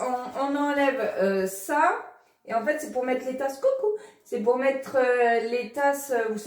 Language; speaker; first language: French; native; French